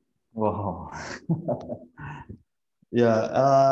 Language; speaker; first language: English; non-native, fluent; Indonesian